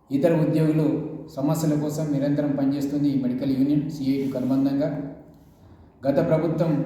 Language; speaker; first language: Telugu; native; Telugu